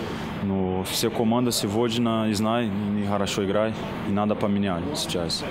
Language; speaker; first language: Russian; non-native, learner; Portuguese